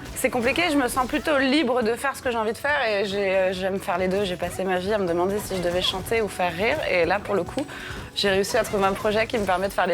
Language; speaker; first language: French; native; French